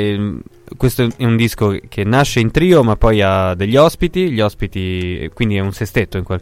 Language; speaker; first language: Italian; native; Italian